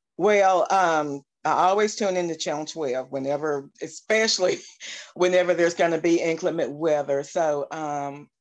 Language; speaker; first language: English; native; English